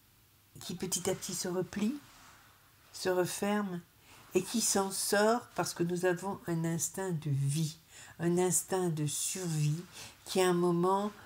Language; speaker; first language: French; native; French